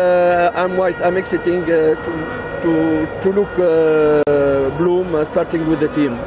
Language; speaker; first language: English; non-native, learner; French